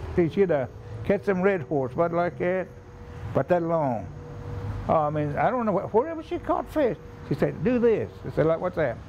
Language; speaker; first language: English; native; English